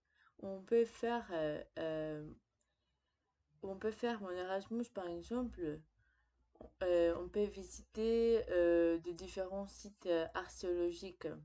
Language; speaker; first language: French; non-native, fluent; Greek